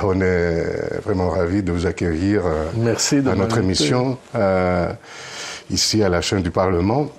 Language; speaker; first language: French; non-native, fluent; Greek